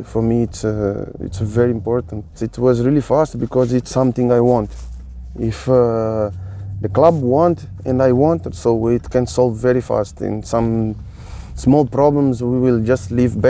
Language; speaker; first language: English; non-native, fluent; Portuguese